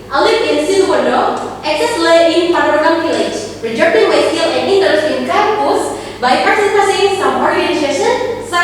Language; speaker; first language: English; non-native, learner; Indonesian